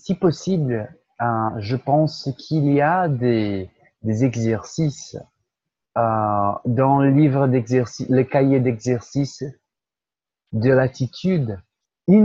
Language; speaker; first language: French; non-native, fluent; Portuguese